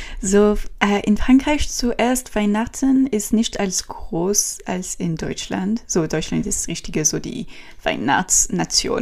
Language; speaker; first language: German; non-native, learner; French